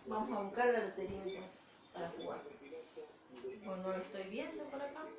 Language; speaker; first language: Spanish; native; Spanish